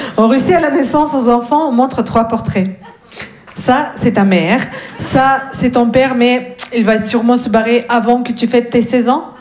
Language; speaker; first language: French; non-native, fluent; Russian